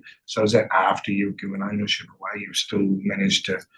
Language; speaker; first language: English; native; English